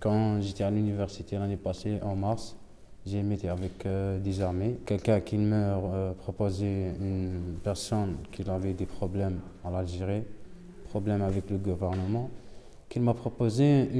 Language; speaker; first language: French; non-native, local second language; Arabic